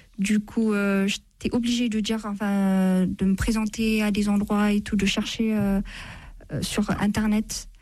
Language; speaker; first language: French; non-native, fluent; Amharic